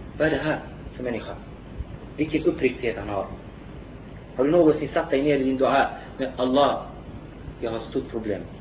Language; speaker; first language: Swedish; non-native, fluent; Arabic